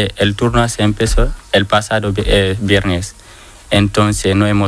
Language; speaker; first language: Spanish; non-native, learner; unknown